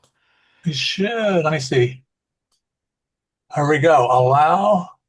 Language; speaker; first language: English; native; English